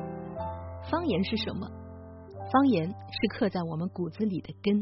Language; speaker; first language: Chinese; native; Chinese